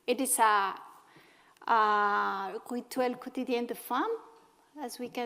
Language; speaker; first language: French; non-native, learner; Spanish